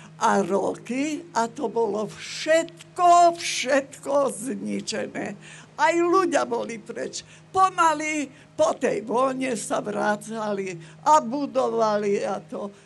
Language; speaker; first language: Slovak; non-native, local second language; Rusyn